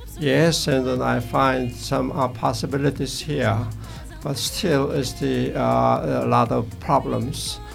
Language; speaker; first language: English; non-native, learner; Korean